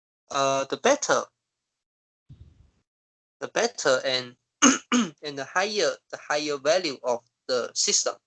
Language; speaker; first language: English; non-native, local second language; Chinese